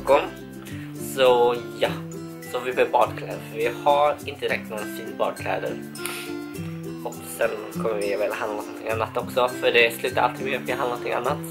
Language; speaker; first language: Swedish; non-native, fluent; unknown